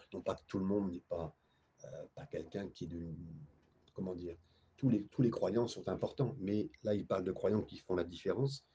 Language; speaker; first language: French; native; French